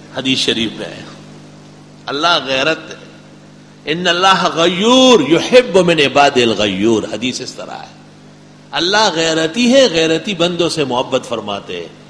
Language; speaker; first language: Urdu; non-native, local second language; Pashto